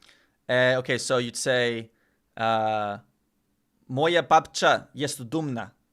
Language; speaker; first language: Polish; non-native, learner; English